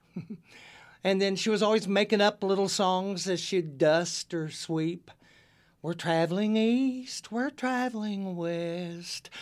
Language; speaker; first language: English; native; English